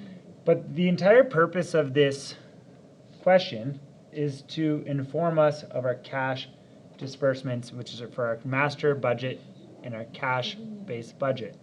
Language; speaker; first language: English; native; English